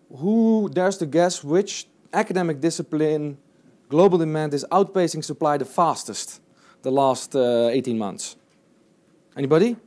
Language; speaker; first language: English; non-native, fluent; Dutch